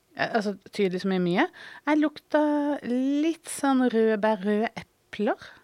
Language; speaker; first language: Norwegian; native; Norwegian